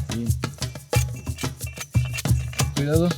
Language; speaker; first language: Spanish; non-native, local second language; Quechua